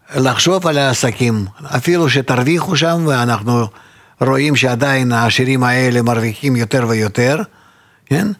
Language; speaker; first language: Hebrew; non-native, fluent; Russian